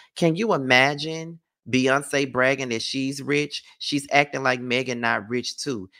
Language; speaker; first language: English; native; English